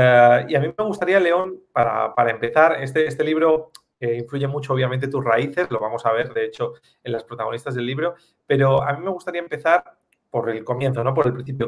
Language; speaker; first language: Spanish; native; Spanish